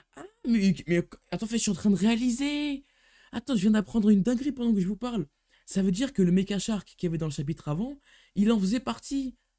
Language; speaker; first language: French; native; French